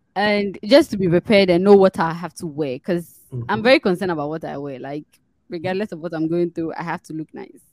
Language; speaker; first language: English; non-native, local second language; Akan